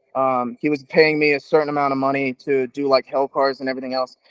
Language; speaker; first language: English; native; English